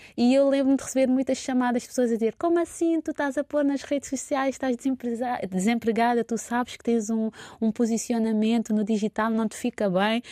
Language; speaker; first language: Portuguese; non-native, local second language; Kabuverdianu